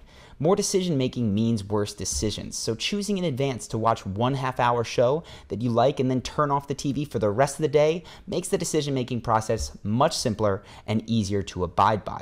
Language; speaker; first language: English; native; English